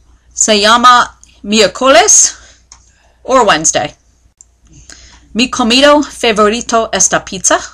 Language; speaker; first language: Spanish; non-native, learner; English